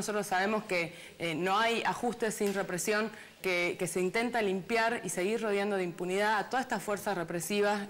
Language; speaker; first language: Spanish; native; Spanish